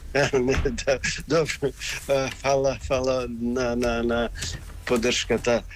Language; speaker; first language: Macedonian; non-native, local second language; Albanian